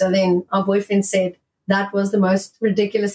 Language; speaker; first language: English; non-native, local second language; Afrikaans